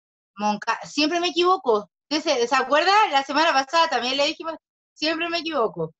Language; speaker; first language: Spanish; native; Spanish